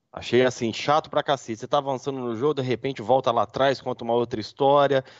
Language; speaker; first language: Portuguese; native; Portuguese